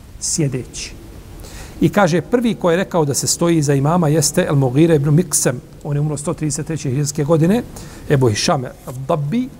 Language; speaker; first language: Bosnian; native; Bosnian